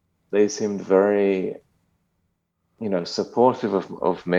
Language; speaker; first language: English; native; English